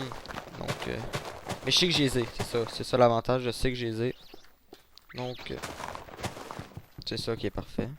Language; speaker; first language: French; native; French